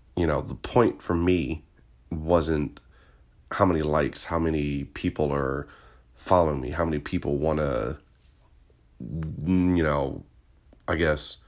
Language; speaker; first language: English; native; English